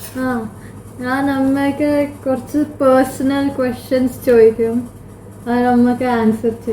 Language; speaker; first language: Malayalam; early bilingual, heritage; Malayalam